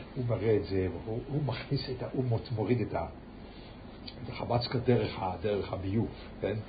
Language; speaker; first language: Hebrew; early bilingual, heritage; Yiddish